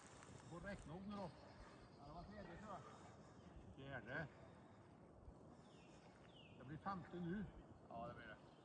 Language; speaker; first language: Swedish; native; Swedish